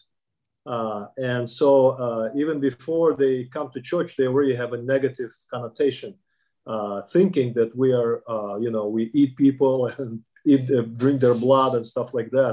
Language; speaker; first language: English; non-native, fluent; Kazakh